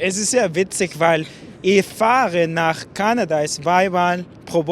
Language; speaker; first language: German; non-native, learner; English